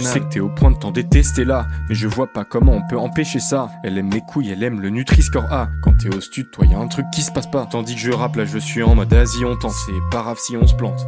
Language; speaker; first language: French; native; French